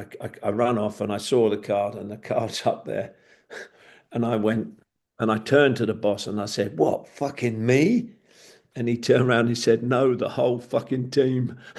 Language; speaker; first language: English; native; English